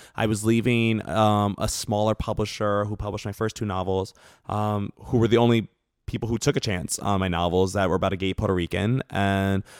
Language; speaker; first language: English; native; English